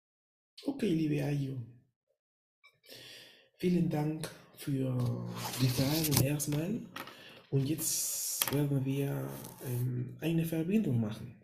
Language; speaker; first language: German; non-native, fluent; Spanish